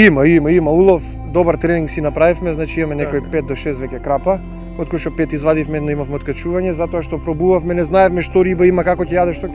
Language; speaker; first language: Macedonian; native; Macedonian